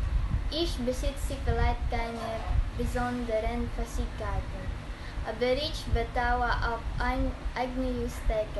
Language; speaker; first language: German; non-native, learner; Filipino